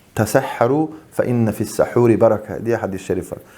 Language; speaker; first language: Turkish; non-native, fluent; Avaric